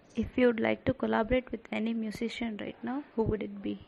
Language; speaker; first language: English; native; English